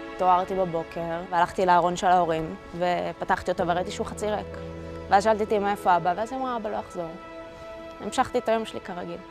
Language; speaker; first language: Hebrew; early bilingual, other home language; Russian